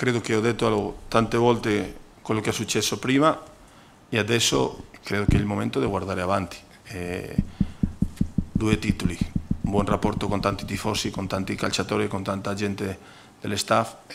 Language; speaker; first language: Italian; non-native, fluent; Spanish